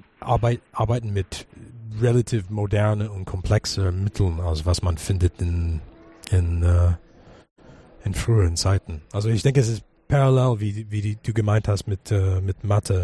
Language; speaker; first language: German; non-native, fluent; English